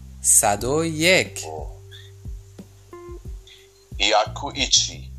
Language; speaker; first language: Japanese; non-native, fluent; Persian